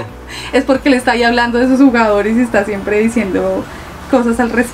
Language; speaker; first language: Spanish; native; Spanish